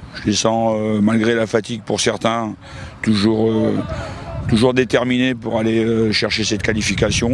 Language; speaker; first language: French; native; French